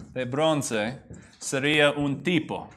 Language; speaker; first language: Spanish; non-native, fluent; English